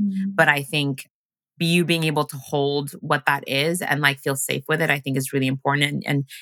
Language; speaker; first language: English; early bilingual, other home language; Ganda